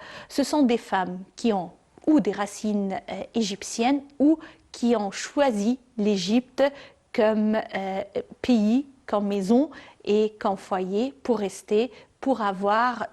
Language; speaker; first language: French; non-native, fluent; Arabic